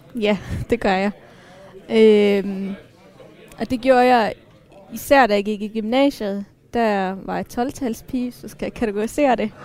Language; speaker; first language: Danish; early bilingual, other home language; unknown